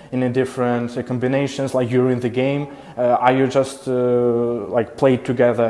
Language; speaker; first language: English; non-native, learner; Ukrainian